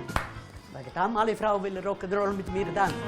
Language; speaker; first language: German; non-native, fluent; Italian